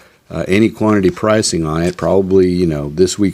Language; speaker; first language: English; native; English